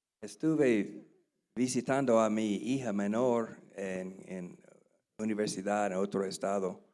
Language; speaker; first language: Spanish; non-native, learner; English